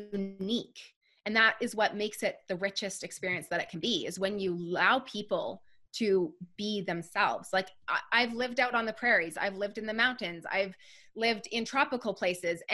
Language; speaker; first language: English; native; English